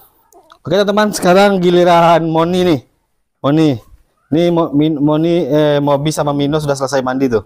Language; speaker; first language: Indonesian; native; Indonesian